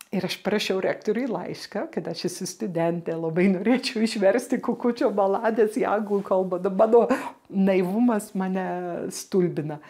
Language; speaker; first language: Lithuanian; early bilingual, heritage; Lithuanian